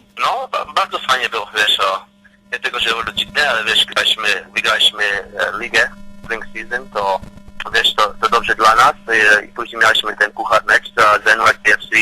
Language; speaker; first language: Polish; early bilingual, heritage; Polish